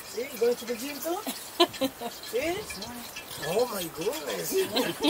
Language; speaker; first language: English; non-native, fluent; Spanish